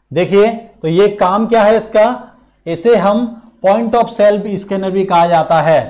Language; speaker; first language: Hindi; native; Hindi